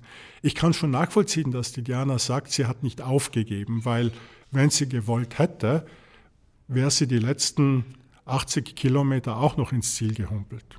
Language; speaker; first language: German; native; German